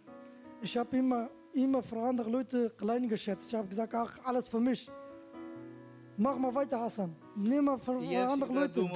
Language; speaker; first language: German; non-native, learner; Turkish